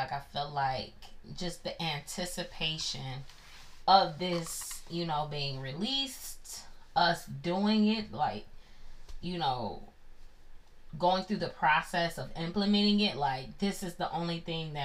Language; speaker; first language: English; native; English